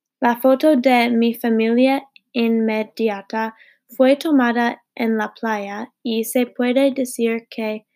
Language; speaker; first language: Spanish; non-native, learner; English